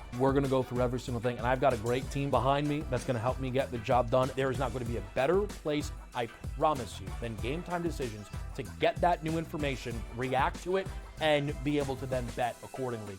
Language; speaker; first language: English; native; English